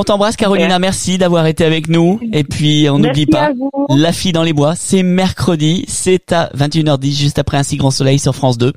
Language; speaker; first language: French; native; French